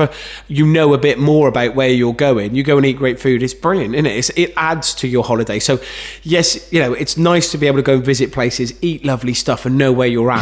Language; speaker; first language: English; native; English